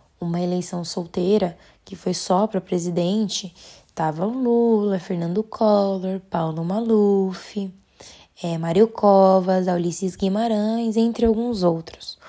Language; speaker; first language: Portuguese; native; Portuguese